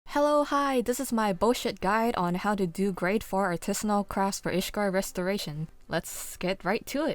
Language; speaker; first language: English; native; English